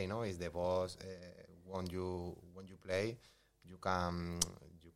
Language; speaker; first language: English; non-native, learner; Spanish